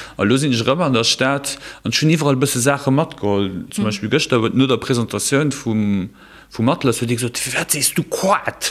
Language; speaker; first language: Luxembourgish; native; Luxembourgish